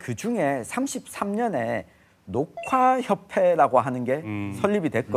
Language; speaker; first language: Korean; native; Korean